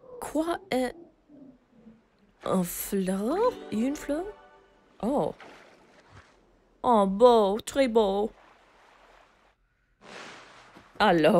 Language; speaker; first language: French; non-native, learner; English